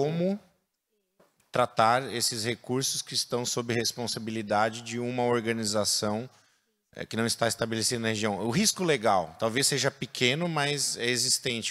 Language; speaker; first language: Portuguese; native; Portuguese